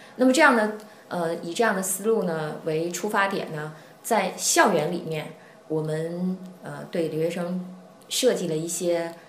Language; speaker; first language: Chinese; native; Chinese